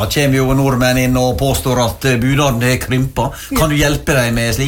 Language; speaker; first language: Norwegian; native; Norwegian